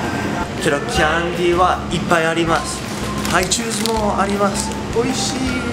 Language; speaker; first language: Japanese; non-native, learner; English